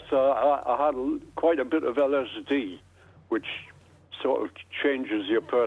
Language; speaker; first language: English; native; English